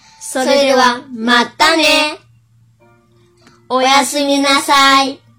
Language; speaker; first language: Japanese; early bilingual, other home language; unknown